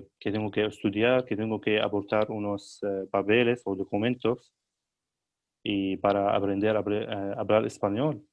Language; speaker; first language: Spanish; non-native, learner; Arabic